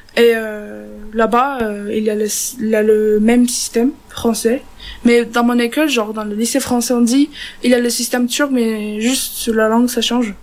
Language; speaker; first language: French; non-native, learner; Turkish